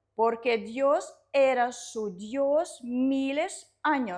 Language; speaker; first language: Spanish; non-native, learner; Russian